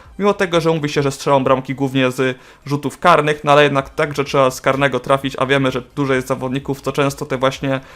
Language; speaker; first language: Polish; native; Polish